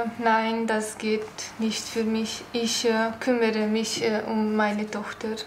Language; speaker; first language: German; non-native, learner; Hungarian